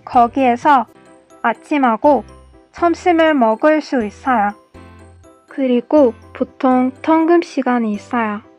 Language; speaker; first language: Korean; non-native, learner; Persian